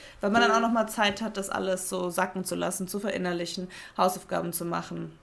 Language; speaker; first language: German; native; German